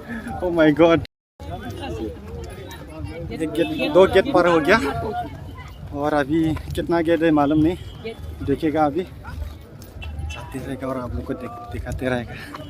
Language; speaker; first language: Hindi; non-native, local second language; Bodo